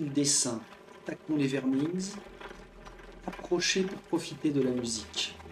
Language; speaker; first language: French; native; French